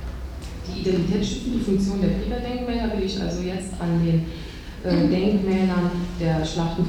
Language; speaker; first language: German; native; German